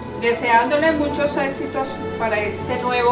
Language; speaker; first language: Spanish; native; Spanish